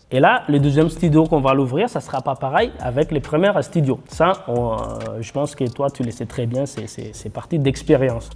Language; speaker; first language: French; non-native, local second language; Malagasy